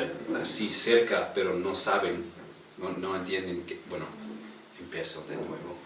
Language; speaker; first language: Spanish; non-native, fluent; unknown